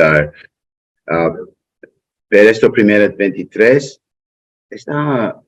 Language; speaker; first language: Spanish; non-native, learner; English